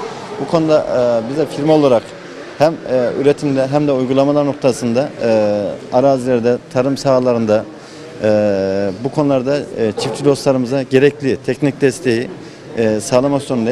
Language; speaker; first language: Turkish; native; Turkish